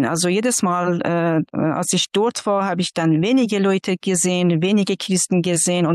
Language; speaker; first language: German; non-native, fluent; Persian